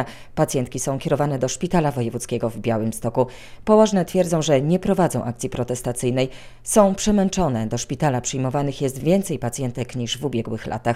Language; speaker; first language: Polish; native; Polish